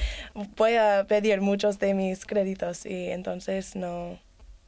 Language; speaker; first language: Spanish; non-native, learner; English